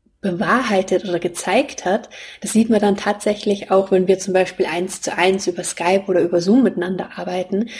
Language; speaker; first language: German; native; German